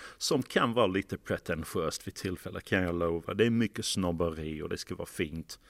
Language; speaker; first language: Swedish; non-native, fluent; English